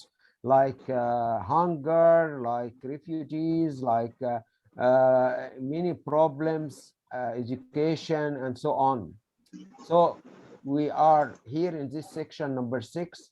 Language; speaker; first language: English; non-native, learner; Italian